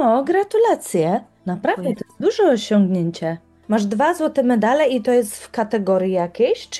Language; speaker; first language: Polish; native; Polish